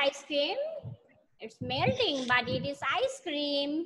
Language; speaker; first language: English; non-native, learner; Bangla